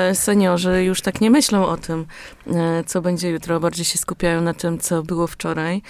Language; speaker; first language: Polish; native; Polish